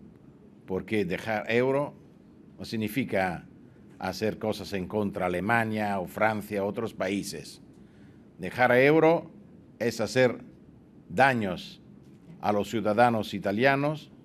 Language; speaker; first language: Spanish; non-native, fluent; Italian